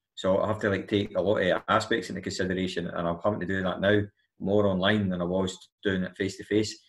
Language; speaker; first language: English; native; English